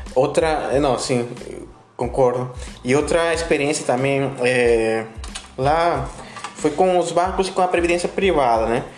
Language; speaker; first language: Portuguese; non-native, fluent; Spanish